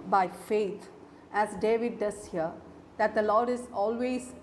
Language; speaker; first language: English; non-native, local second language; Malayalam